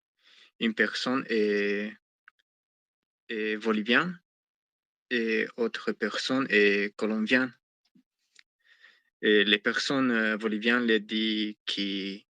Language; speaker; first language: French; non-native, learner; Spanish